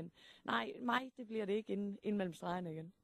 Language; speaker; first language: Danish; native; Danish